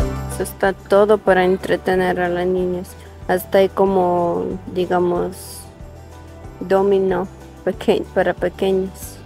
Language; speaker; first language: Spanish; non-native, fluent; Ukrainian